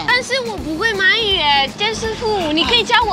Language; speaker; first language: Chinese; non-native, fluent; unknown